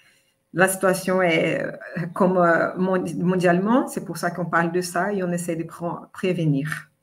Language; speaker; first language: French; non-native, fluent; Portuguese